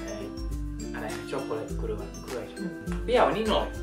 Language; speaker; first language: Thai; non-native, fluent; Japanese